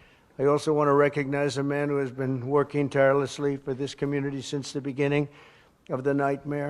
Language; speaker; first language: English; native; English